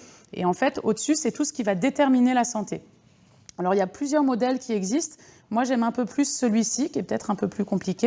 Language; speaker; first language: French; native; French